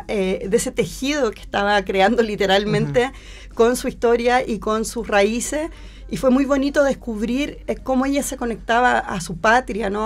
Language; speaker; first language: Spanish; native; Spanish